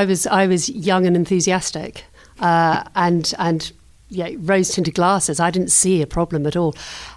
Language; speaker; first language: English; native; English